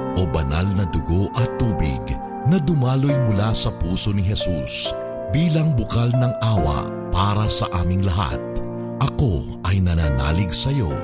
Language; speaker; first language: Filipino; native; Filipino